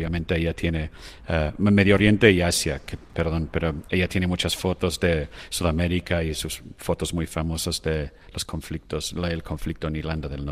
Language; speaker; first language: Spanish; non-native, fluent; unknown